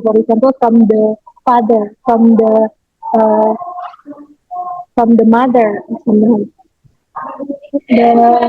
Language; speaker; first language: English; non-native, learner; Indonesian